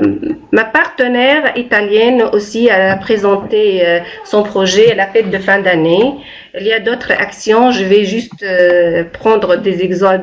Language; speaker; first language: French; non-native, local second language; Arabic